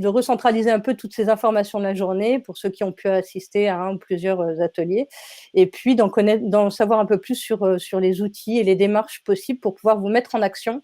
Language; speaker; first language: French; native; French